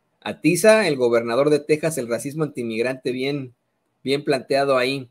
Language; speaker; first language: Spanish; native; Spanish